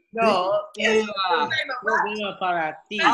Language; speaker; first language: Spanish; non-native, learner; English